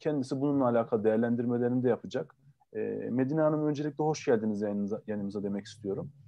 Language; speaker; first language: Turkish; native; Turkish